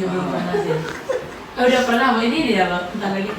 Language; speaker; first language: Indonesian; non-native, local second language; Minangkabau